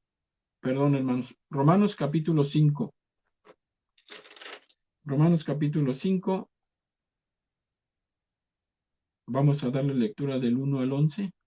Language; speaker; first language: Spanish; native; Spanish